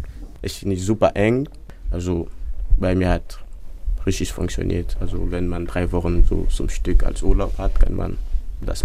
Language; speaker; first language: German; non-native, fluent; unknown